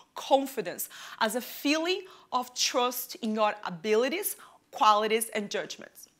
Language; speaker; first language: English; non-native, fluent; Portuguese